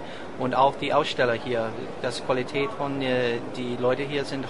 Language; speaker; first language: German; non-native, learner; English